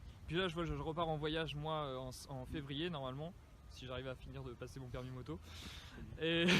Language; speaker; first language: French; native; French